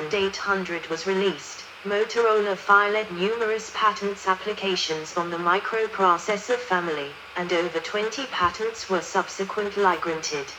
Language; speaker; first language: English; non-native, learner; Danish